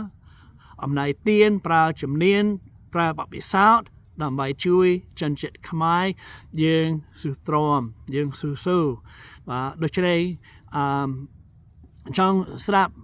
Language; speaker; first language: Khmer; non-native, fluent; English